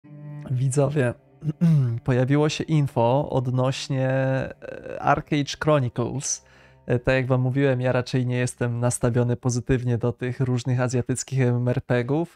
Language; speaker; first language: Polish; native; Polish